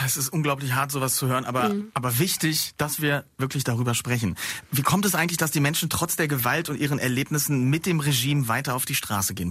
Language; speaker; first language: German; native; German